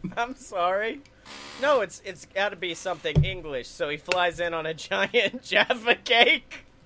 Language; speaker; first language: English; native; English